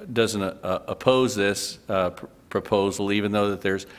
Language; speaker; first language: English; native; English